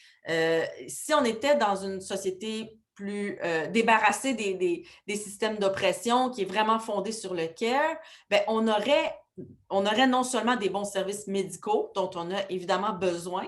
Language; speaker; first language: French; native; French